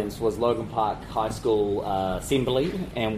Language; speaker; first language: English; native; English